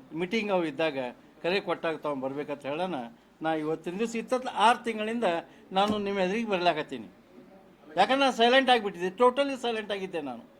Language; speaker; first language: Kannada; non-native, local second language; Urdu